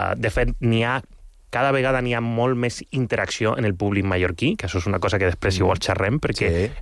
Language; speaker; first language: Catalan; non-native, local second language; Spanish